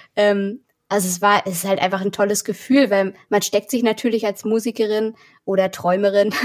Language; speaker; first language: German; native; German